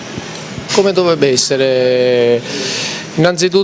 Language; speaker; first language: Italian; native; Italian